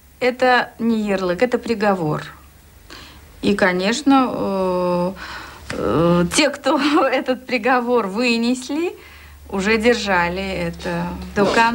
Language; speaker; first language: Russian; native; Russian